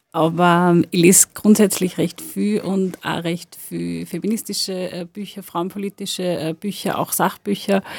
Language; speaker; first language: German; native; German